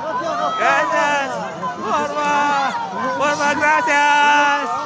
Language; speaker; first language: Spanish; non-native, learner; Filipino